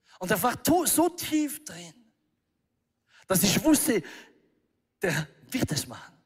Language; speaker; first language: German; non-native, fluent; French